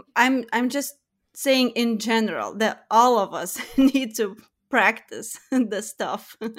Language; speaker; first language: English; non-native, fluent; Lithuanian